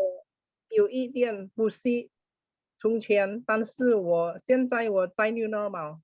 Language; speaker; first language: Chinese; non-native, learner; Indonesian